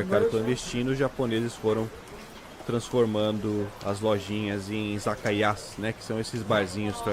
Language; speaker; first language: Portuguese; native; Portuguese